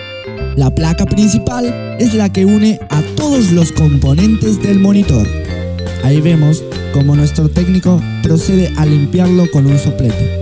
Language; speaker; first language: Spanish; native; Spanish